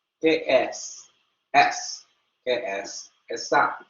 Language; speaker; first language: Spanish; non-native, fluent; English